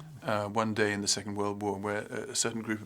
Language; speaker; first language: English; native; English